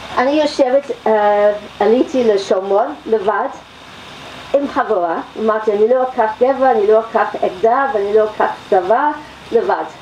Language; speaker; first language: Hebrew; non-native, fluent; English